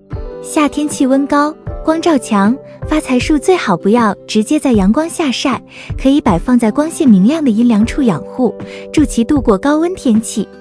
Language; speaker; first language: Chinese; native; Chinese